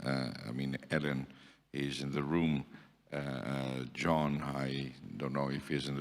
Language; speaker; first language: English; non-native, fluent; Italian